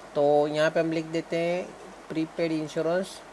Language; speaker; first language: Hindi; non-native, local second language; Gujarati